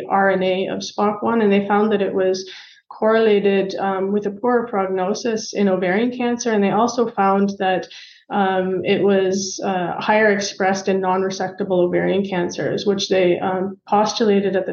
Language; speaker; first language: English; native; English